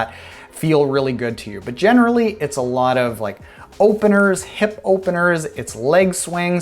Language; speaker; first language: English; native; English